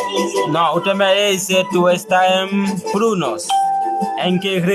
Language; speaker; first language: Spanish; non-native, learner; Haitian Creole